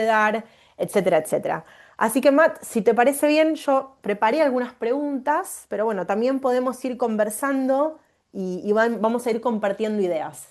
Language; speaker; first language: Spanish; native; Spanish